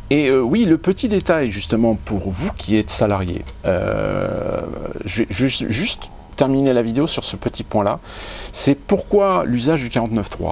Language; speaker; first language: French; native; French